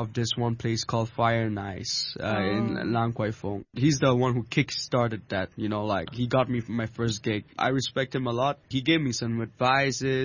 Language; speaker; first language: English; non-native, local second language; Bangla